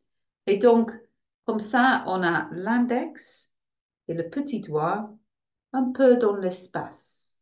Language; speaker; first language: French; non-native, fluent; English